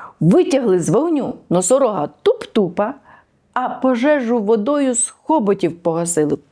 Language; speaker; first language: Ukrainian; native; Ukrainian